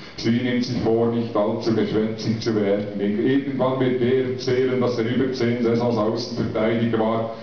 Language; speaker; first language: German; native; German